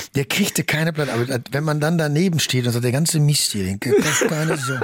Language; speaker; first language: German; native; German